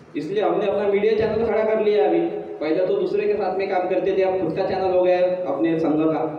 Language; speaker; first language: Hindi; non-native, local second language; Marathi